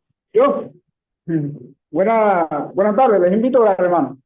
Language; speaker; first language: Spanish; native; Spanish